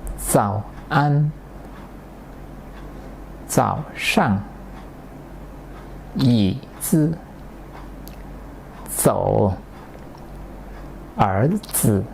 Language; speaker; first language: Chinese; non-native, fluent; Indonesian